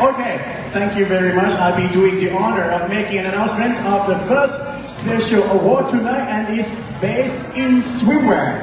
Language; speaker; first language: English; non-native, fluent; Thai